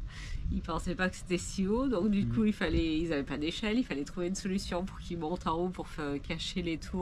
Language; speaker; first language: French; native; French